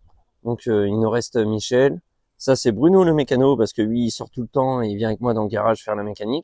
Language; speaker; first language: French; native; French